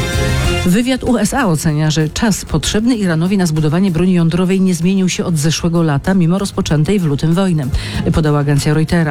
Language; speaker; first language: Polish; native; Polish